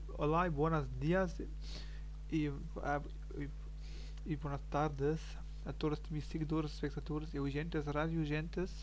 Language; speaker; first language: Spanish; non-native, learner; German